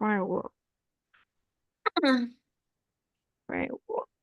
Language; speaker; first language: English; non-native, learner; Vietnamese